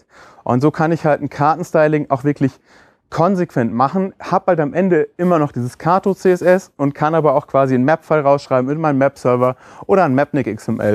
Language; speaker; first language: German; native; German